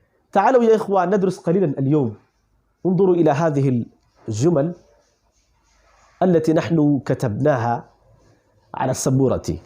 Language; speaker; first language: Arabic; non-native, fluent; Urdu